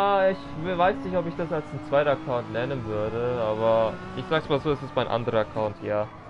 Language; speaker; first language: German; early bilingual, other home language; Turkish